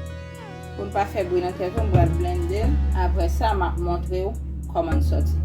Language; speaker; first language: French; non-native, local second language; Haitian Creole